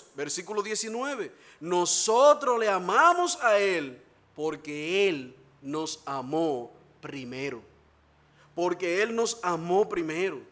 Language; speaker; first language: Spanish; native; Spanish